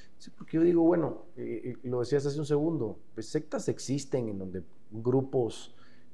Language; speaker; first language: Spanish; native; Spanish